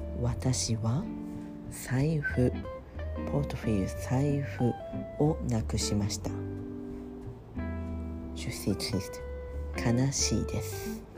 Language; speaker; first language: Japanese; non-native, fluent; French